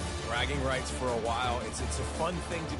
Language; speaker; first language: English; native; English